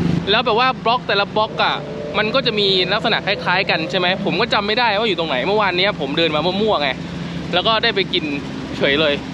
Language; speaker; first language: Thai; native; Thai